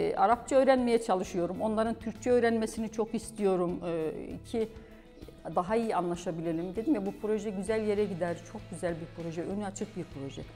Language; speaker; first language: Turkish; native; Turkish